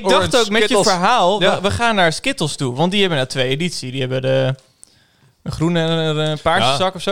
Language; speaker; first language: Dutch; native; Dutch